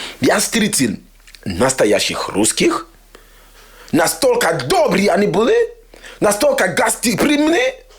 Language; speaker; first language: Russian; non-native, fluent; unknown